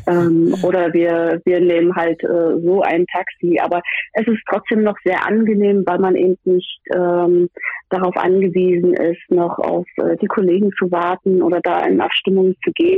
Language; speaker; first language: German; native; German